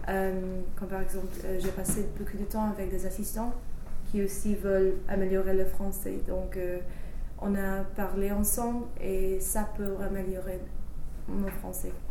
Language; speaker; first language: French; non-native, fluent; English